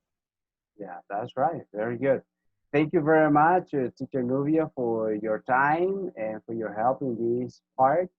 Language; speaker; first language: English; non-native, fluent; Spanish